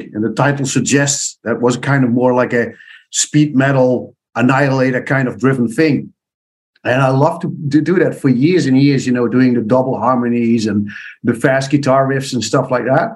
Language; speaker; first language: English; non-native, fluent; Dutch